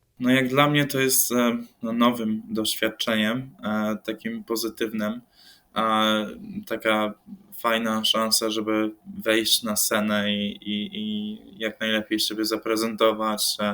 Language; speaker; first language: Polish; early bilingual, heritage; English